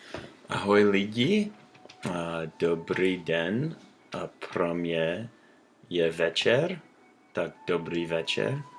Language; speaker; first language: Czech; non-native, learner; English